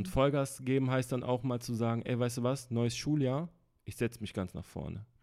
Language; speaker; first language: German; early bilingual, other home language; Turkish